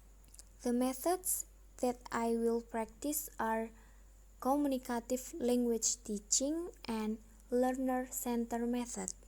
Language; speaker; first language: English; non-native, learner; Indonesian